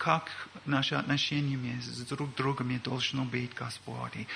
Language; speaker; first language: Russian; non-native, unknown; English